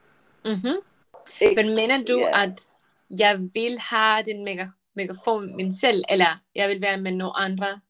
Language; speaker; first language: Danish; non-native, learner; Spanish